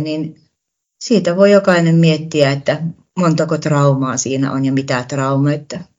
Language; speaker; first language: Finnish; native; Finnish